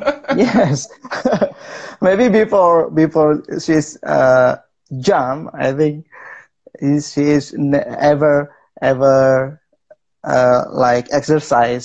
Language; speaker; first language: English; non-native, learner; Indonesian